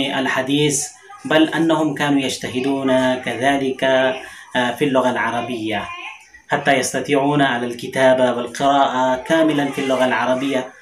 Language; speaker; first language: Arabic; non-native, fluent; Urdu